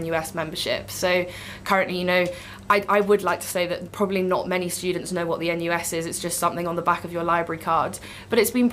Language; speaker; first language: English; native; English